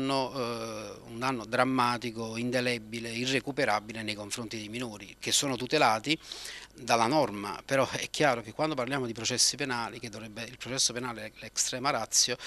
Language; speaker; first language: Italian; native; Italian